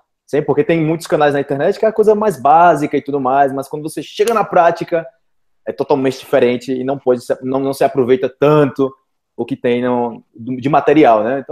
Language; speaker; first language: Portuguese; native; Portuguese